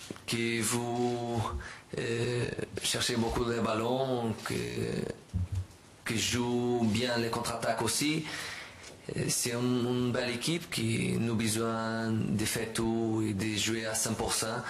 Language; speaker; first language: French; non-native, learner; Portuguese